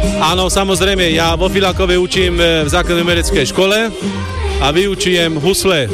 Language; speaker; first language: Slovak; non-native, local second language; Romany